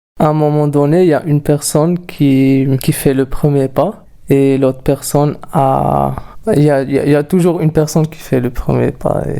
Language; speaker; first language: French; non-native, local second language; Arabic